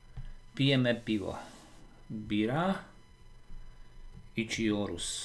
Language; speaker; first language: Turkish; non-native, learner; Slovak